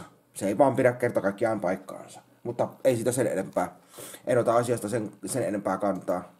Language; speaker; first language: Finnish; native; Finnish